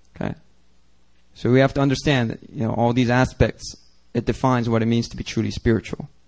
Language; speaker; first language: English; native; English